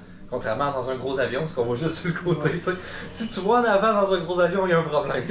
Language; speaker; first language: French; native; French